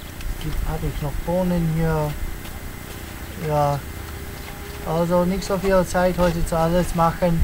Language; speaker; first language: German; non-native, learner; Italian